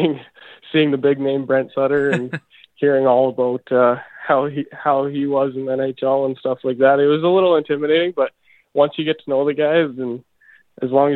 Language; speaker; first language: English; native; English